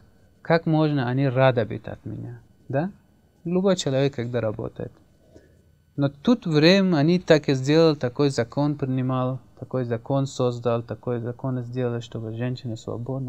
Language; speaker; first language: Russian; non-native, learner; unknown